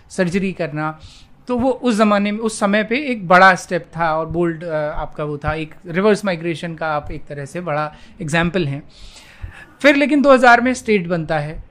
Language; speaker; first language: Hindi; native; Hindi